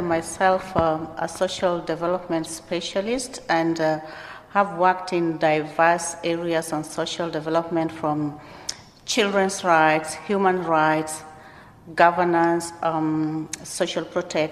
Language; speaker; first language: English; non-native, local second language; Luo (Kenya and Tanzania)